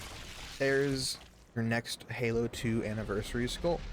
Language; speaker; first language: English; native; English